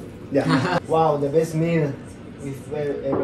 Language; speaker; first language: English; non-native, learner; Spanish